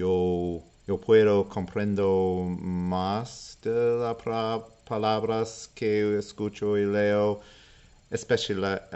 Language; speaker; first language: Spanish; non-native, learner; English